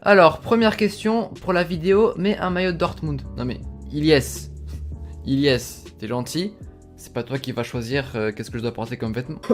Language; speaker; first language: French; native; French